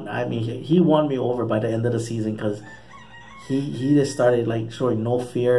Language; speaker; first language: English; native; English